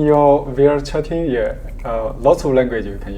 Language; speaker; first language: English; non-native, learner; Chinese